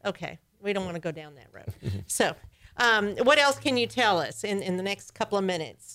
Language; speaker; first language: English; native; English